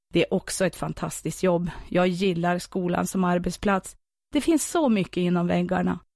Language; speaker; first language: Swedish; native; Swedish